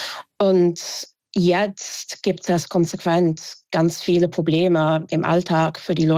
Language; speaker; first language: German; non-native, fluent; English